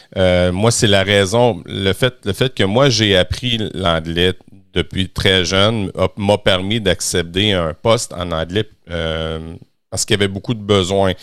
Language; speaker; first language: French; native; French